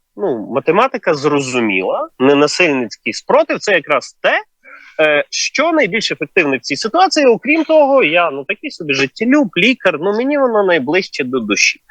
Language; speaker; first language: Ukrainian; native; Ukrainian